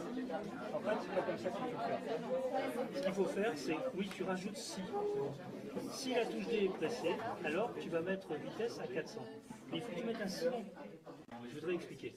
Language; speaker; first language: French; native; French